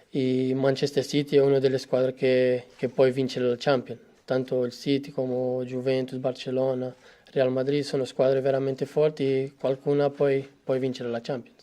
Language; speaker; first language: Italian; non-native, fluent; Portuguese